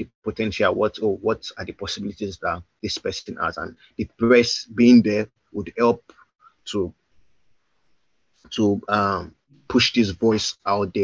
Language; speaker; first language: English; non-native, local second language; Yoruba